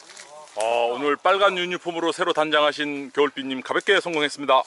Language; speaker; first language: Korean; native; Korean